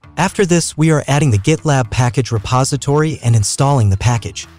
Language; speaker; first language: English; non-native, fluent; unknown